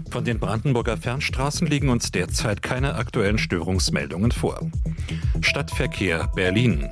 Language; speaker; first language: German; native; German